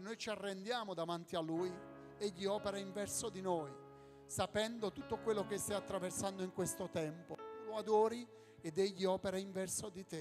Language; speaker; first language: Italian; native; Italian